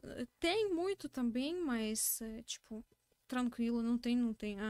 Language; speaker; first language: Portuguese; non-native, learner; Russian